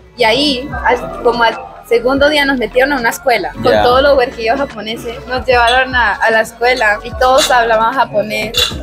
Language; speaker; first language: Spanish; native; Spanish